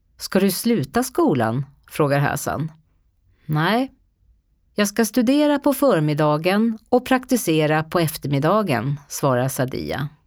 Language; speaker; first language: Swedish; native; Swedish